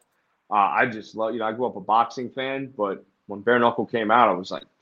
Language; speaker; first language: English; native; English